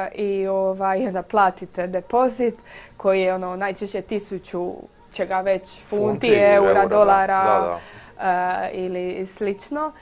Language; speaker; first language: Croatian; native; Croatian